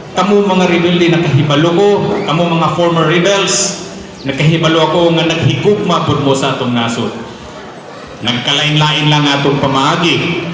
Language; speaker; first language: Cebuano; native; Cebuano